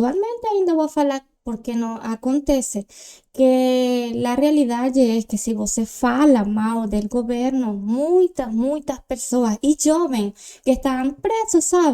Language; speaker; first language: Portuguese; non-native, learner; Spanish